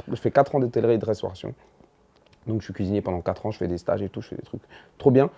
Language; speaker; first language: French; early bilingual, other home language; Dyula